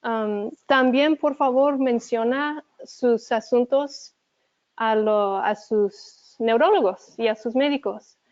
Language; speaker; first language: Spanish; early bilingual, heritage; Spanish